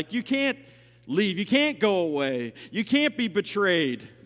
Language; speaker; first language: English; native; English